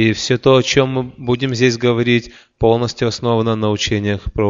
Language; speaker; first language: Russian; native; Russian